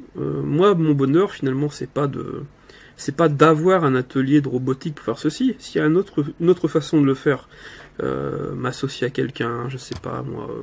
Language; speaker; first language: French; native; French